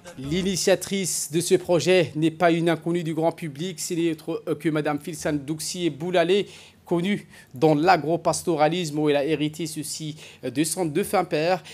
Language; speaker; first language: French; non-native, local second language; Somali